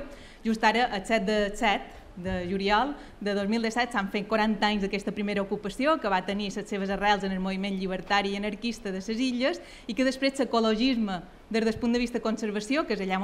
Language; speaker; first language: Catalan; native; Catalan